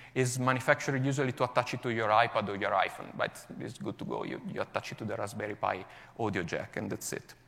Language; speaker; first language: English; non-native, fluent; Italian